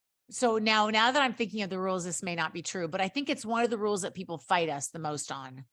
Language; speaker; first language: English; native; English